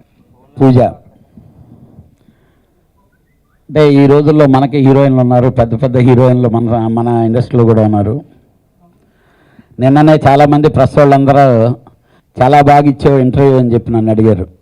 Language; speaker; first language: Telugu; native; Telugu